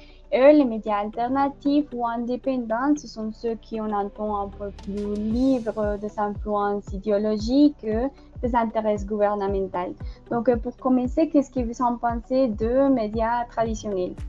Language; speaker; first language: French; non-native, fluent; Spanish